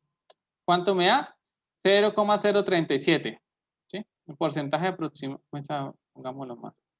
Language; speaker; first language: Spanish; native; Spanish